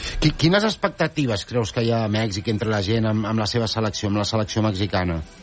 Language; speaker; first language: Catalan; native; Catalan